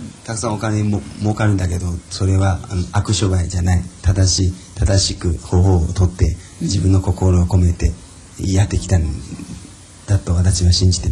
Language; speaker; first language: Japanese; non-native, fluent; Chinese